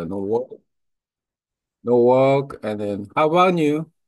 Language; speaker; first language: English; non-native, learner; Vietnamese